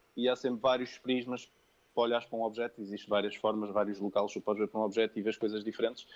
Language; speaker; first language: Portuguese; early bilingual, other home language; French